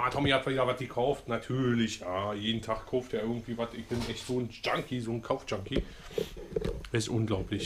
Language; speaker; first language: German; native; German